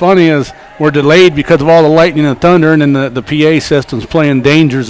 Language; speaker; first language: English; native; English